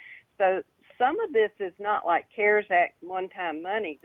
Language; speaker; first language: English; native; English